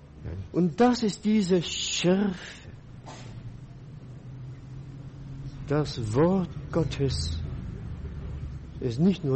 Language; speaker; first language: German; non-native, fluent; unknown